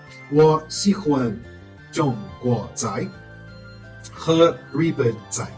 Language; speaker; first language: Chinese; non-native, learner; Portuguese